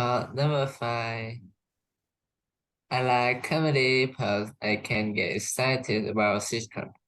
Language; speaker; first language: English; non-native, learner; Vietnamese